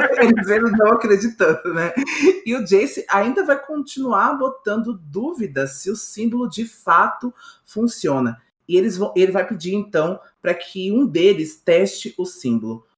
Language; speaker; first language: Portuguese; native; Portuguese